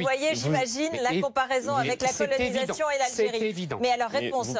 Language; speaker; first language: French; native; French